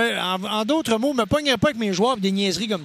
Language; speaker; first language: French; native; French